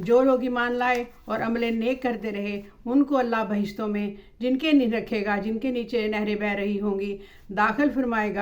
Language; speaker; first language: Urdu; native; Urdu